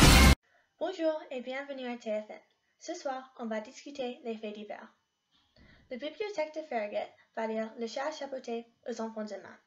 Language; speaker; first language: French; non-native, learner; English